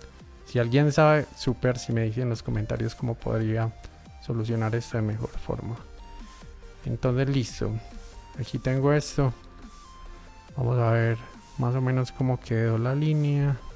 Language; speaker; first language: Spanish; native; Spanish